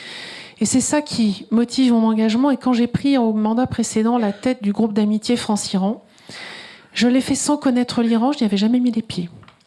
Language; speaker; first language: French; native; French